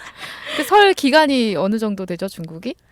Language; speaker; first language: Korean; native; Korean